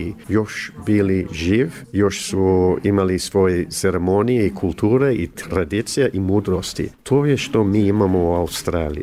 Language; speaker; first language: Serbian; early bilingual, heritage; English